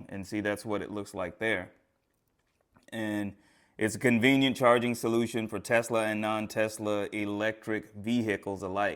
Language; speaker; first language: English; native; English